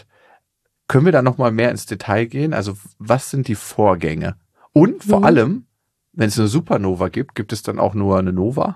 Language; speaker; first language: German; native; German